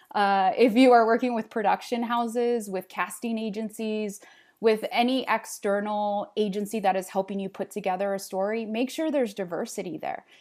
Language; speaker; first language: English; early bilingual, other home language; Spanish